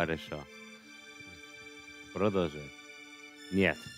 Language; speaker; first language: Russian; non-native, learner; English